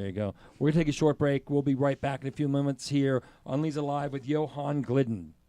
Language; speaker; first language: English; native; English